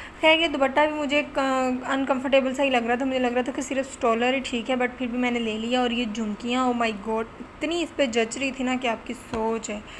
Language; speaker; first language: Urdu; non-native, local second language; Punjabi